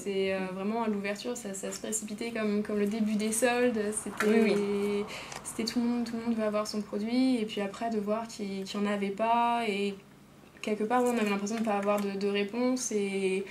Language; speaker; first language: French; native; French